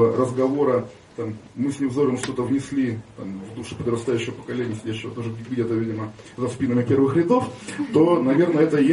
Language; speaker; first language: Russian; native; Russian